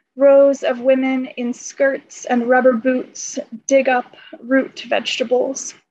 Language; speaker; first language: English; native; English